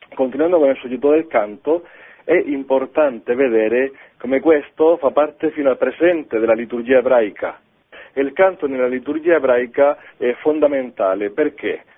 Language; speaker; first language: Italian; non-native, fluent; Spanish